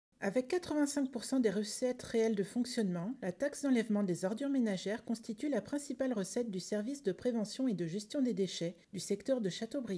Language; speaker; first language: French; native; French